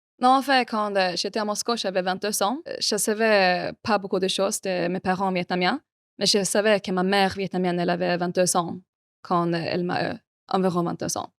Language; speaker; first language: French; non-native, fluent; Swedish